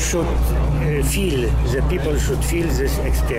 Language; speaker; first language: English; non-native, learner; Polish